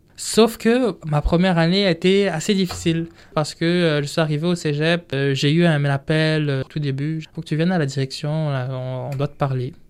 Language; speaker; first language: French; non-native, local second language; Rundi